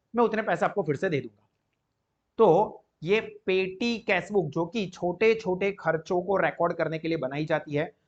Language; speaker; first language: Hindi; non-native, local second language; Gujarati